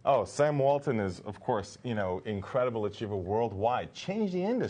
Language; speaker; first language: English; native; English